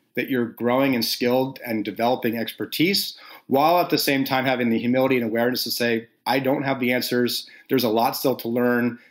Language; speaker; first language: English; native; English